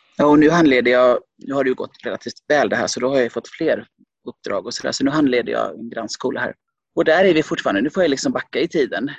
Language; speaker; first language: Swedish; early bilingual, other home language; Finnish